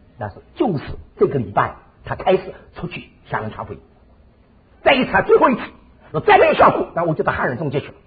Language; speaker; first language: Chinese; native; Chinese